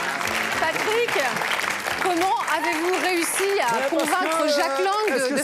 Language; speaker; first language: French; native; French